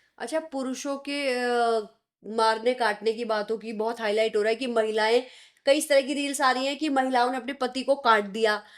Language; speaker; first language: Hindi; native; Hindi